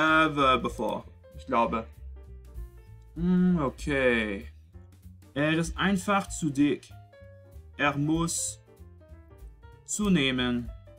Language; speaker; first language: German; non-native, fluent; French